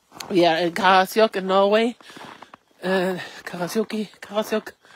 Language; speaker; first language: English; non-native, learner; German